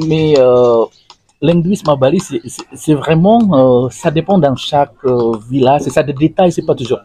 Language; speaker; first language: French; non-native, learner; Indonesian